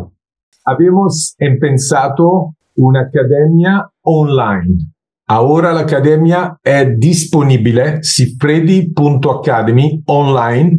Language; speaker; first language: Spanish; non-native, learner; Italian